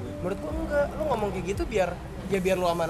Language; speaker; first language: Indonesian; native; Indonesian